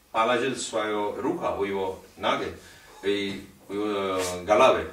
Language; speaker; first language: Russian; non-native, learner; Hindi